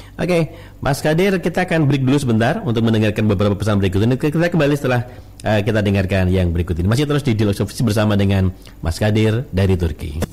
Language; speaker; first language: Indonesian; native; Indonesian